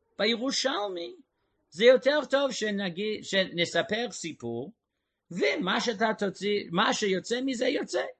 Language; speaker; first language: Hebrew; non-native, fluent; English